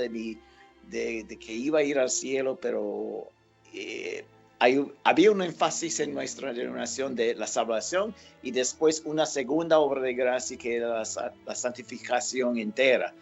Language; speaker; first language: Spanish; non-native, fluent; English